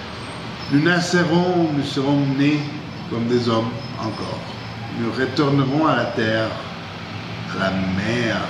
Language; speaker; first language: French; non-native, fluent; Spanish